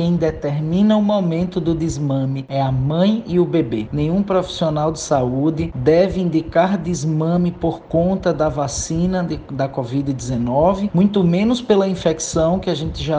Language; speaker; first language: Portuguese; native; Portuguese